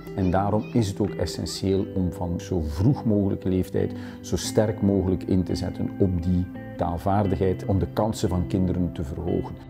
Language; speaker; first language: Dutch; native; Dutch